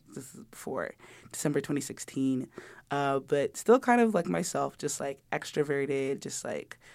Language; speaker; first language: English; early bilingual, other home language; Yoruba